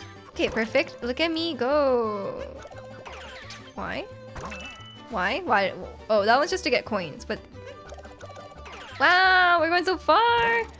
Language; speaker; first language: English; native; English